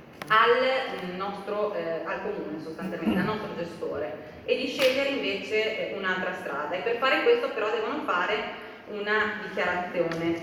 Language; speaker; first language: Italian; native; Italian